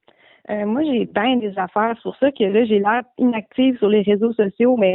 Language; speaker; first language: French; native; French